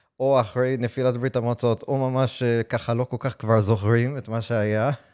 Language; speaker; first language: Hebrew; non-native, fluent; English